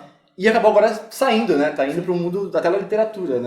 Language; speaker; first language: Portuguese; native; Portuguese